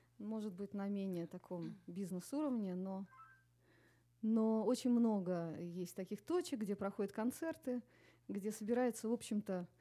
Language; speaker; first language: Russian; native; Russian